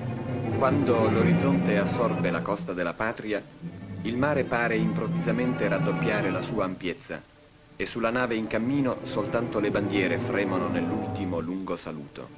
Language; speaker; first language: Italian; native; Italian